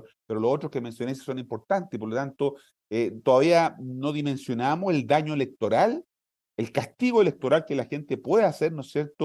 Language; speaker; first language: Spanish; native; Spanish